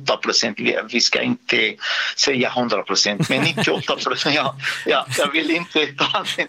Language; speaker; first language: Swedish; non-native, fluent; Arabic